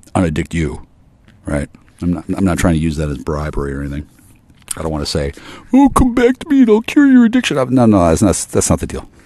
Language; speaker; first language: English; native; English